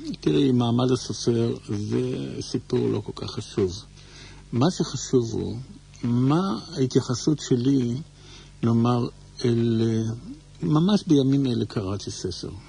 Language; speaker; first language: Hebrew; native; Hebrew